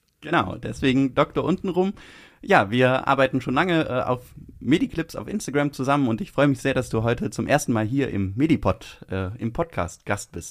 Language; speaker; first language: German; native; German